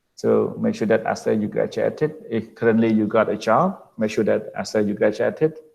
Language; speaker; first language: English; non-native, fluent; Khmer